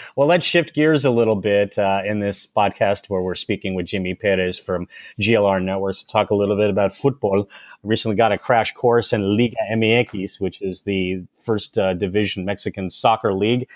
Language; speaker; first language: English; native; English